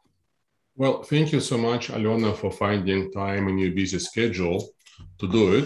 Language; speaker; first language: English; non-native, fluent; Russian